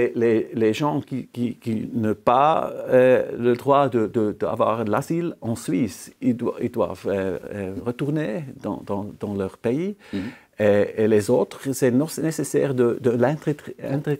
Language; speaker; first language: French; non-native, local second language; German